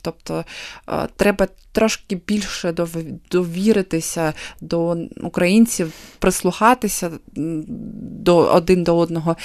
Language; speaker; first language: Ukrainian; non-native, local second language; Russian